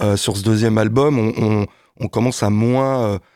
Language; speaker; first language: French; native; French